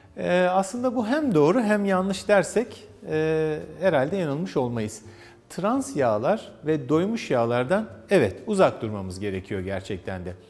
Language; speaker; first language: Turkish; native; Turkish